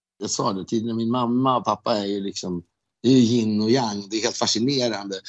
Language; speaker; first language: Swedish; native; Swedish